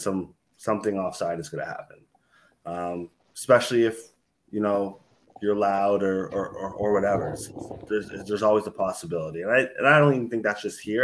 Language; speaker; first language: English; native; English